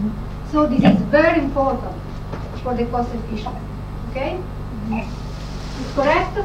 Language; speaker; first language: English; non-native, fluent; Italian